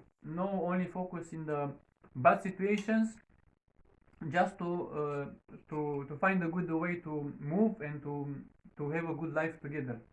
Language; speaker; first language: English; non-native, learner; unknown